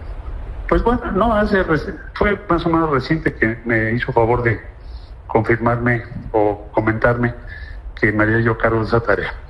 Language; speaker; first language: Spanish; native; Spanish